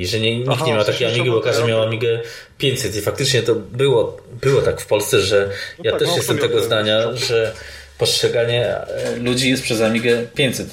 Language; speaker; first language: Polish; native; Polish